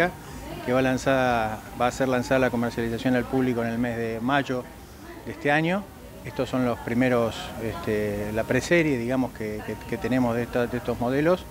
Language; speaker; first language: Spanish; native; Spanish